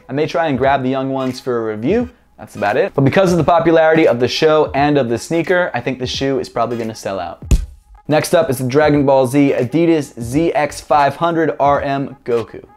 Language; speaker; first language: English; native; English